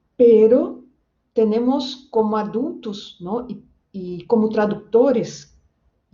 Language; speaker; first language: Spanish; non-native, fluent; Portuguese